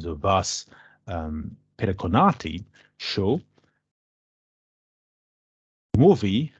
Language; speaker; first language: Ukrainian; non-native, learner; English